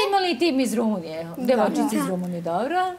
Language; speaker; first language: Serbian; native; Serbian